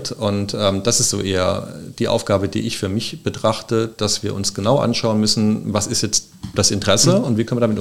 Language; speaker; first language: German; native; German